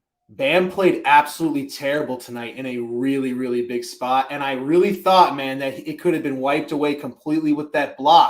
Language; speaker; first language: English; native; English